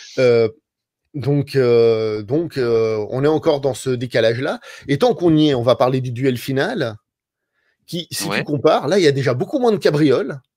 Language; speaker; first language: French; native; French